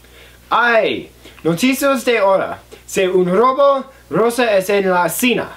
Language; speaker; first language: Spanish; non-native, learner; English